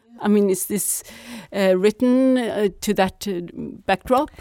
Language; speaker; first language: English; non-native, fluent; Swedish